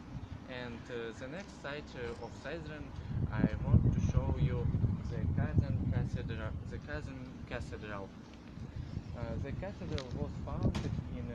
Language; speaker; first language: English; non-native, learner; Russian